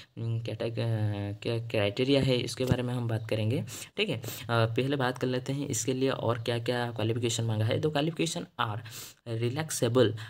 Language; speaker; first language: Hindi; non-native, local second language; Odia